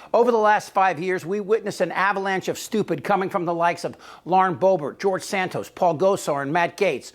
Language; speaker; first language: English; native; English